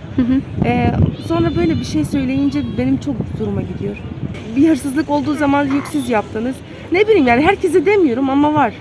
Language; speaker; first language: Turkish; non-native, learner; Arabic